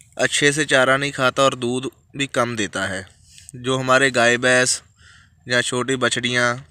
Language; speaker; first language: Hindi; non-native, local second language; Punjabi